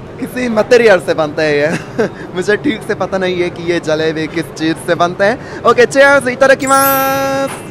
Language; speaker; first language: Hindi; non-native, fluent; Japanese